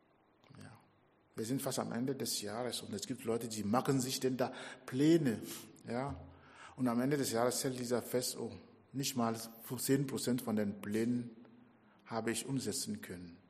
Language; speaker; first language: German; non-native, fluent; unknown